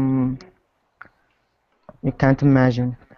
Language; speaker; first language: English; non-native, learner; Arabic